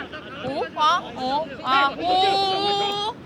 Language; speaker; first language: Korean; native; Korean